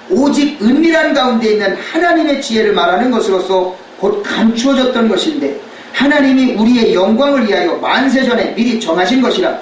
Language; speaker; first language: Korean; native; Korean